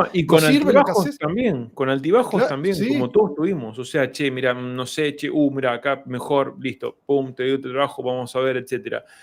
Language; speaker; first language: Spanish; native; Spanish